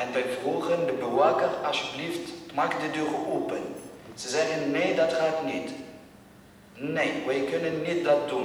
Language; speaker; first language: Dutch; non-native, learner; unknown